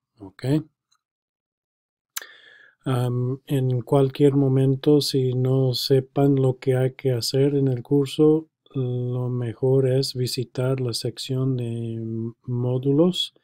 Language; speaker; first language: Spanish; non-native, fluent; English